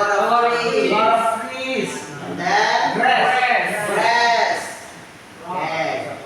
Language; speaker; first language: English; non-native, learner; Indonesian